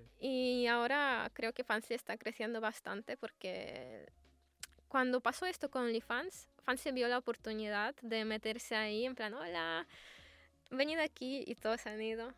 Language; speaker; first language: Spanish; non-native, fluent; Russian